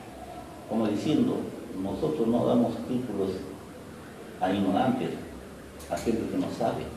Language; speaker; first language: Spanish; native; Spanish